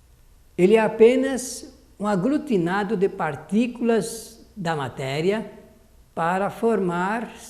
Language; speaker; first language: Portuguese; native; Portuguese